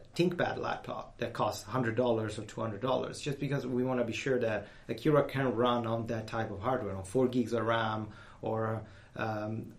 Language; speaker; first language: English; non-native, fluent; Italian